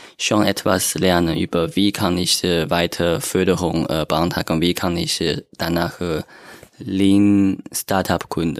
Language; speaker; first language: German; non-native, learner; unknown